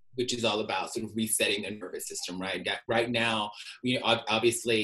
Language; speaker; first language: English; native; English